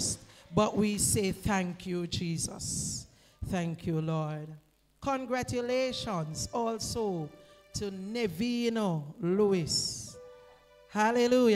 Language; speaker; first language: English; non-native, local second language; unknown